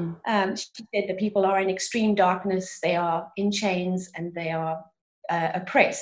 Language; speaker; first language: English; native; English